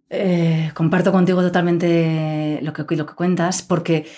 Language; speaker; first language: Spanish; native; Spanish